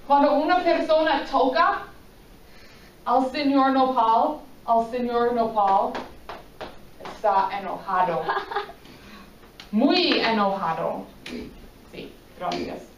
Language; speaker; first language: Spanish; non-native, fluent; English